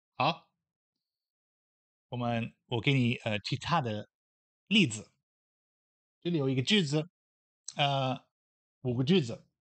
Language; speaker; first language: Chinese; non-native, fluent; Dutch